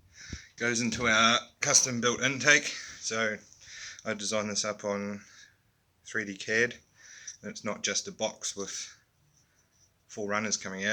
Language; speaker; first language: English; native; English